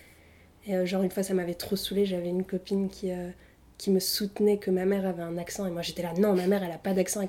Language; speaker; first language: French; early bilingual, other home language; Arabic